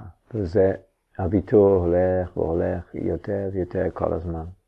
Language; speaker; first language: Hebrew; non-native, fluent; English